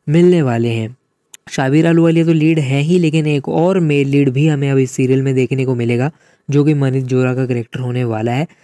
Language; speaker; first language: Hindi; native; Hindi